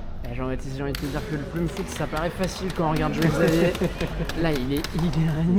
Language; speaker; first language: French; native; French